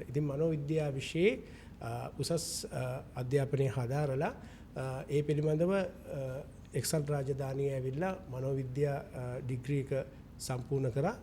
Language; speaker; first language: Sinhala; non-native, local second language; Malay